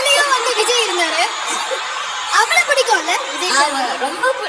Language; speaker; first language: Tamil; non-native, learner; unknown